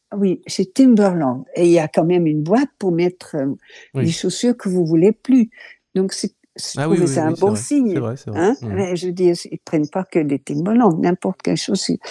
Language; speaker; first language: French; non-native, fluent; Dutch